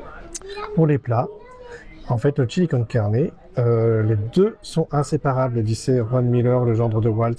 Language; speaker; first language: French; native; French